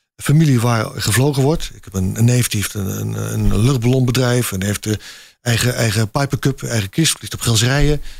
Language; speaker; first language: Dutch; native; Dutch